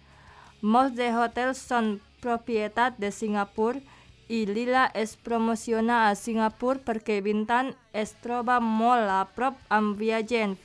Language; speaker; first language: Catalan; non-native, fluent; Indonesian